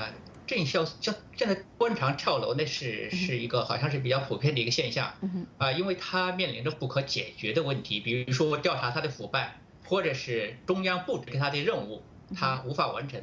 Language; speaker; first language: Chinese; native; Chinese